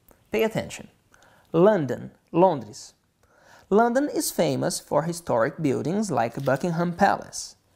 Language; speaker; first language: English; non-native, fluent; Portuguese